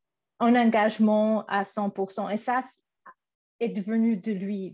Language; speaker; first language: French; non-native, fluent; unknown